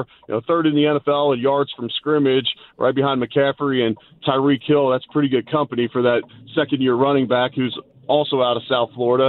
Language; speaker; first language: English; native; English